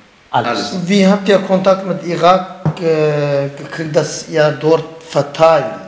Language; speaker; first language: German; non-native, learner; Kurdish